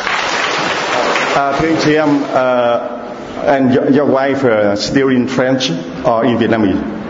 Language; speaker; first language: English; non-native, learner; Vietnamese